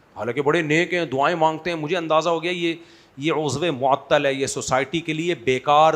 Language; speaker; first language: Urdu; native; Urdu